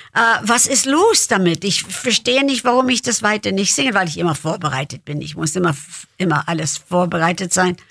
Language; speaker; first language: German; non-native, fluent; English